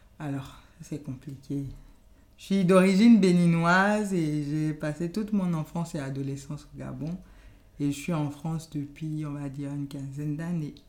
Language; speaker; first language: French; non-native, local second language; Yoruba